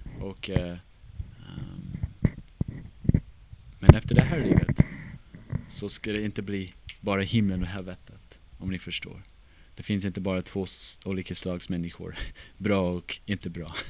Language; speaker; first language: Swedish; non-native, fluent; English